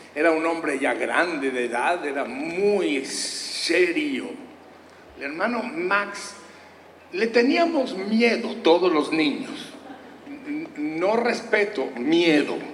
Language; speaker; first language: Spanish; native; Spanish